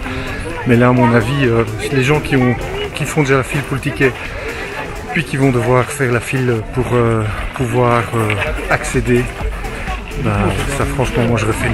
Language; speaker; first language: French; native; French